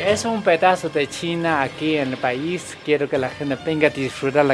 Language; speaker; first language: Spanish; non-native, learner; Chinese